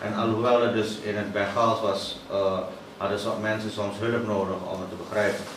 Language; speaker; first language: Dutch; native; Dutch